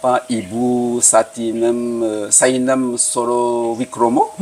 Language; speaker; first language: Indonesian; early bilingual, heritage; Javanese